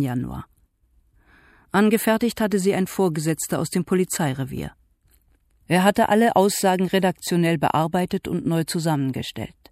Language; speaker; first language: German; native; German